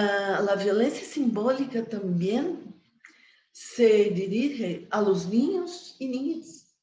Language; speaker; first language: Spanish; non-native, fluent; Portuguese